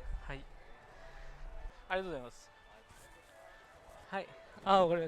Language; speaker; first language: Japanese; non-native, fluent; Urdu